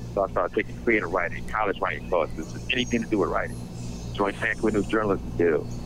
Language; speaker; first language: English; native; English